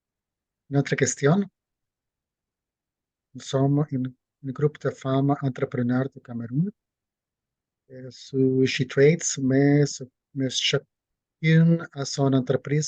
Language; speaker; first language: French; non-native, fluent; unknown